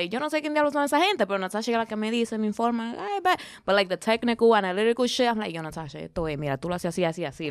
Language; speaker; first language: Spanish; early bilingual, heritage; Spanish